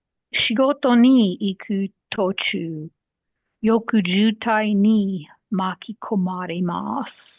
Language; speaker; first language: Japanese; non-native, learner; English